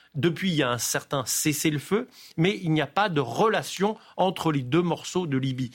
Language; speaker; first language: French; native; French